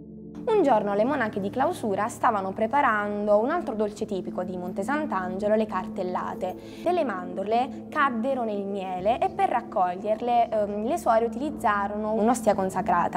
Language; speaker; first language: Italian; native; Italian